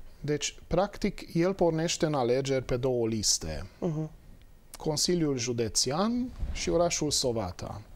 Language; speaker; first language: Romanian; non-native, local second language; Hungarian